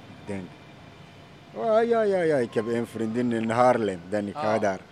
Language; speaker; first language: Dutch; non-native, learner; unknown